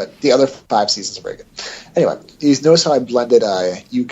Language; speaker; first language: English; native; English